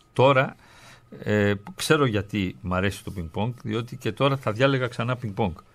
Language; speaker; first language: Greek; native; Greek